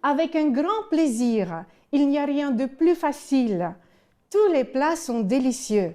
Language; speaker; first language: French; non-native, fluent; Ukrainian